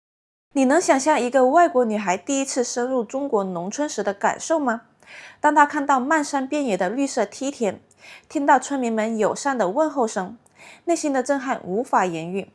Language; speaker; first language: Chinese; native; Chinese